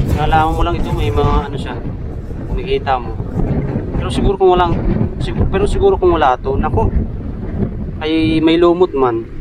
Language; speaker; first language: Filipino; non-native, local second language; Waray